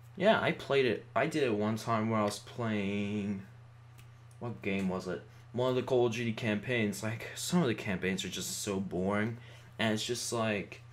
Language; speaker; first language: English; native; English